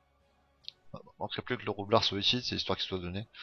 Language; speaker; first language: French; native; French